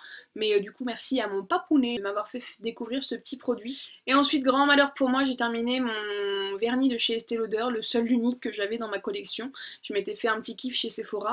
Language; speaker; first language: French; native; French